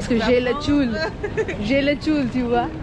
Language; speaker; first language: French; non-native, fluent; Hindi